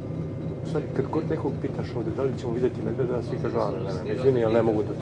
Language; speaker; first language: Serbian; native; Serbian